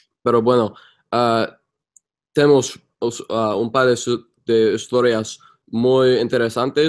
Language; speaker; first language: Spanish; non-native, fluent; English